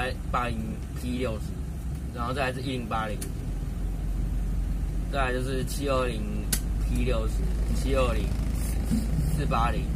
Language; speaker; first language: Chinese; native; Chinese